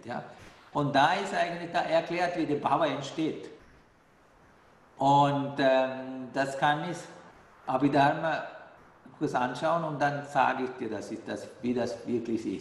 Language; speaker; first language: German; non-native, fluent; Sinhala